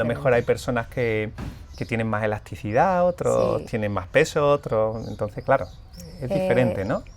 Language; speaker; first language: Spanish; native; Spanish